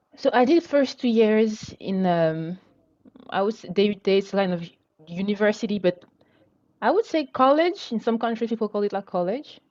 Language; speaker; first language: English; non-native, local second language; French